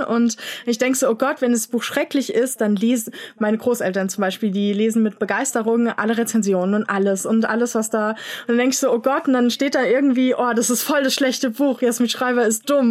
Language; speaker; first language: German; native; German